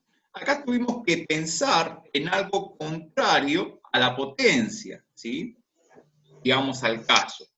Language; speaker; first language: Spanish; native; Spanish